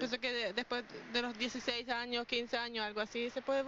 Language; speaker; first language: Spanish; non-native, learner; German